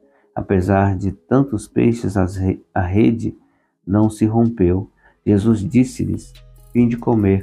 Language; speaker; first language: Portuguese; native; Portuguese